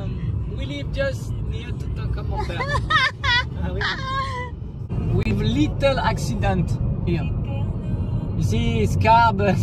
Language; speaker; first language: English; non-native, learner; French